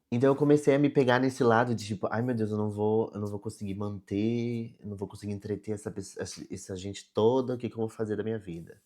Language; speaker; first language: Portuguese; native; Portuguese